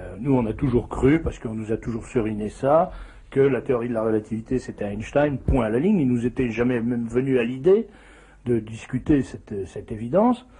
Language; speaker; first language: French; native; French